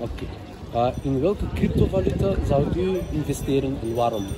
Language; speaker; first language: Dutch; native; Dutch